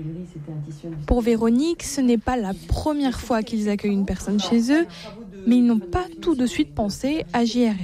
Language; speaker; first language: French; native; French